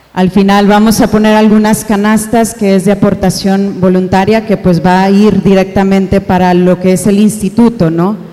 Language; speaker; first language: Spanish; native; Spanish